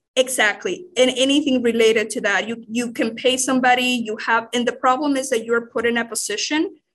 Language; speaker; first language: English; non-native, fluent; Spanish